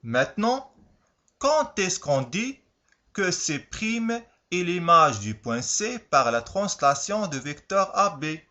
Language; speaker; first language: French; non-native, local second language; Arabic